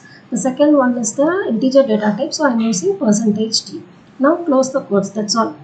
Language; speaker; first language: English; non-native, local second language; Tamil